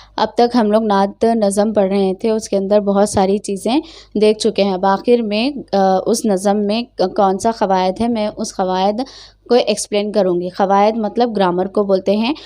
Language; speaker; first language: Urdu; native; Urdu